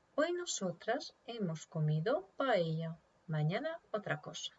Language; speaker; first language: Spanish; non-native, fluent; Ukrainian